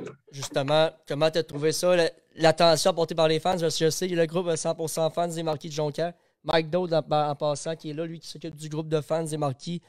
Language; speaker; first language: French; native; French